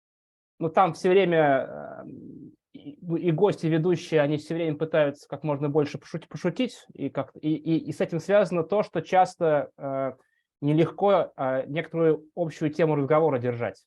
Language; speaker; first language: Russian; native; Russian